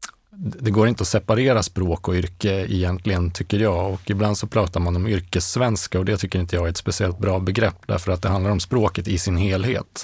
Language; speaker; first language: Swedish; native; Swedish